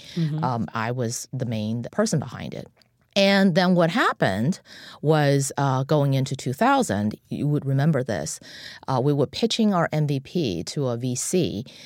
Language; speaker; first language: English; non-native, fluent; Chinese